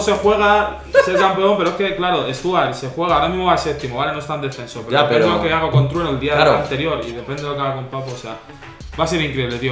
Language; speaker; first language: Spanish; native; Spanish